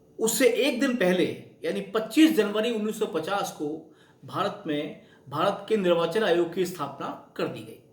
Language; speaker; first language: Hindi; native; Hindi